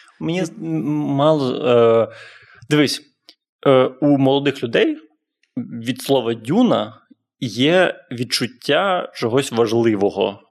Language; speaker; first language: Ukrainian; non-native, local second language; Russian